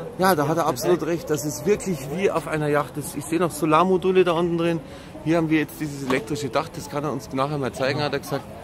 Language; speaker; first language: German; native; German